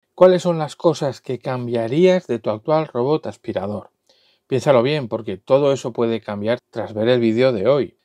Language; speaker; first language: Spanish; native; Spanish